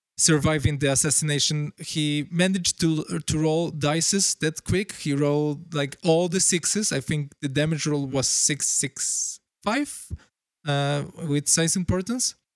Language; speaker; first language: English; non-native, fluent; Polish